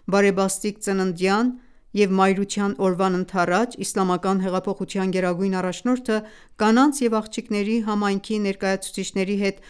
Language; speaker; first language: Armenian; early bilingual, heritage; Armenian